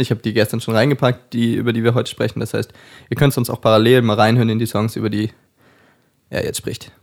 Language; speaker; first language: German; native; German